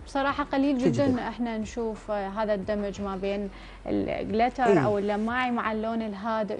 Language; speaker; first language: Arabic; native; Arabic